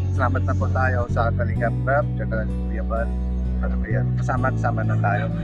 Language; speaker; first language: Filipino; non-native, learner; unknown